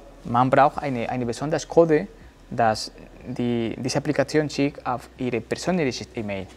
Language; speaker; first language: German; non-native, learner; Spanish